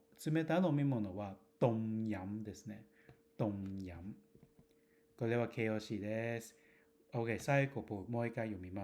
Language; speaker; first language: Japanese; non-native, fluent; Cantonese